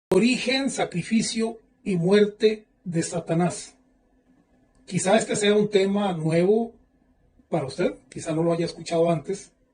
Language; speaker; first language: Spanish; native; Spanish